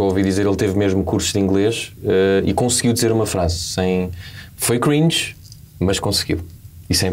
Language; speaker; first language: Portuguese; native; Portuguese